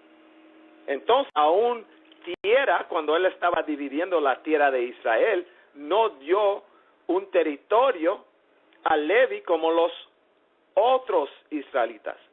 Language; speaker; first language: Spanish; early bilingual, heritage; English